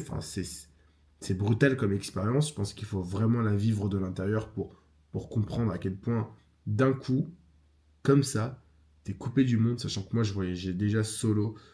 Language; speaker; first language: French; native; French